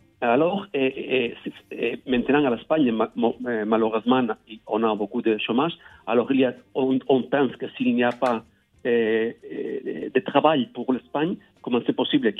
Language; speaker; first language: French; non-native, learner; Spanish